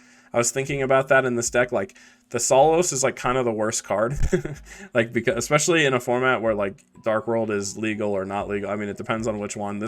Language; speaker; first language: English; native; English